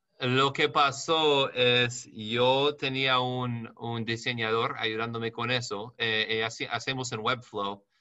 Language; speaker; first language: Spanish; non-native, learner; English